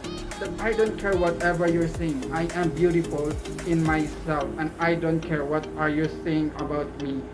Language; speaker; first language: English; non-native, local second language; Filipino